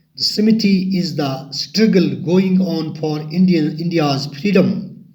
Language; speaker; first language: English; non-native, local second language; Urdu